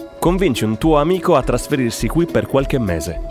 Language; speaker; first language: Italian; native; Italian